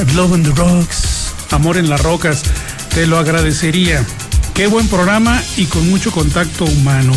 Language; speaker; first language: Spanish; early bilingual, other home language; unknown